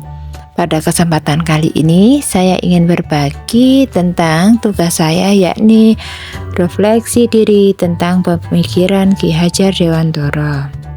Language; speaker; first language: Indonesian; native; Indonesian